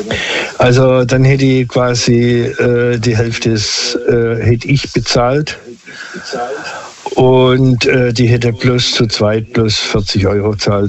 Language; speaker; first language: German; non-native, local second language; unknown